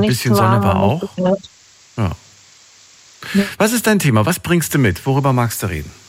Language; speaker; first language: German; native; German